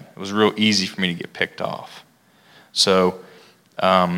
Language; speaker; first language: English; native; English